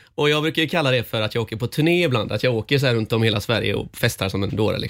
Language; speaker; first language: Swedish; native; Swedish